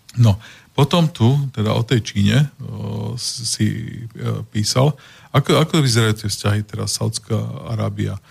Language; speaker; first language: Slovak; native; Slovak